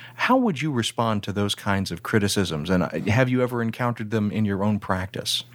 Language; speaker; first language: English; native; English